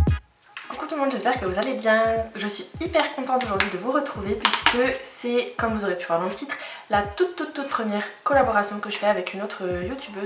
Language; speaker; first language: French; native; French